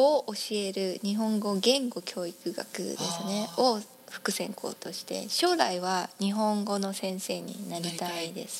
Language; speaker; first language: Japanese; native; Japanese